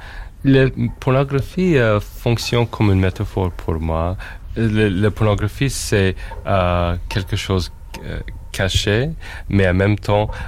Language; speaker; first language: French; non-native, fluent; English